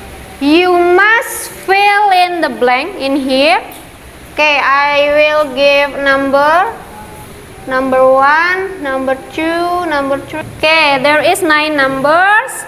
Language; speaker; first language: English; non-native, learner; Indonesian